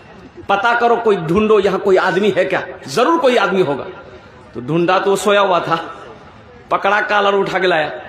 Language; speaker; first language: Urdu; non-native, local second language; Pashto